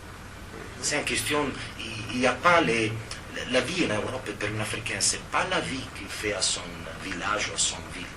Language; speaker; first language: French; non-native, fluent; Italian